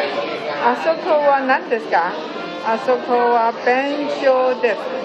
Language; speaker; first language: Japanese; non-native, learner; Chinese